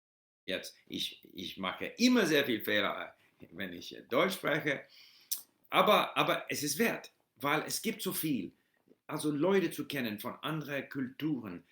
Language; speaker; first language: German; non-native, learner; English